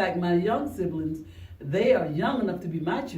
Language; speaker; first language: English; native; English